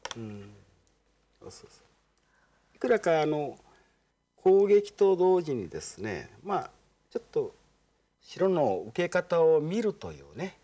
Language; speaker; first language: Japanese; native; Japanese